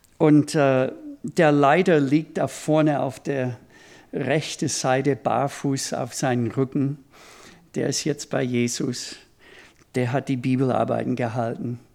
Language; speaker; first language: German; non-native, fluent; English